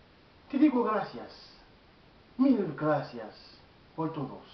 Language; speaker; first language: Spanish; non-native, learner; Haitian Creole